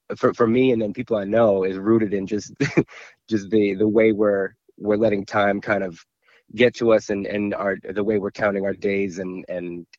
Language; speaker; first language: English; native; English